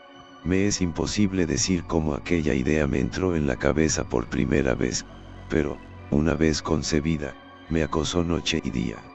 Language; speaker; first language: Spanish; native; Spanish